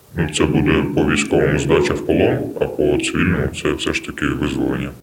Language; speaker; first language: Ukrainian; non-native, local second language; Russian